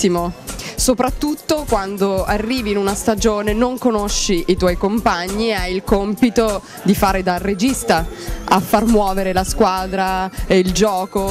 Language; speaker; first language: Italian; native; Italian